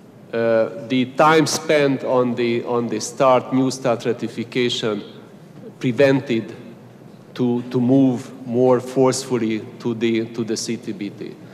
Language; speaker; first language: English; non-native, fluent; Hungarian